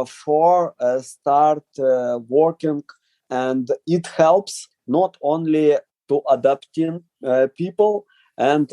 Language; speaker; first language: English; non-native, learner; Ukrainian